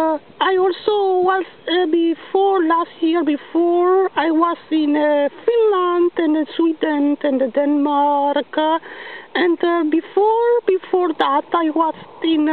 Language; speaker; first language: English; non-native, learner; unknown